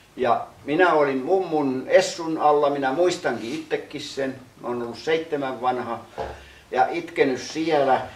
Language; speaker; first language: Finnish; native; Finnish